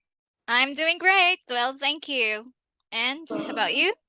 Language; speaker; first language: English; non-native, fluent; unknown